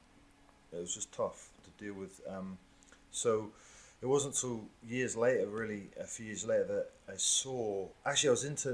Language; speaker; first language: English; native; English